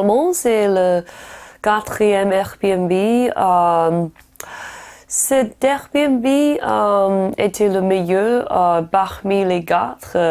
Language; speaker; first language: French; non-native, learner; Chinese